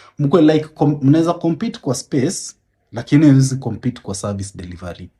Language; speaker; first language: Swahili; native; Swahili